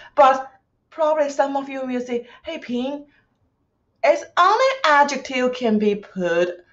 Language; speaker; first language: English; non-native, fluent; Chinese